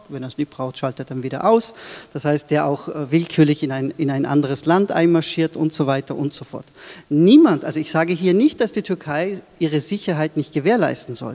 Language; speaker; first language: German; early bilingual, other home language; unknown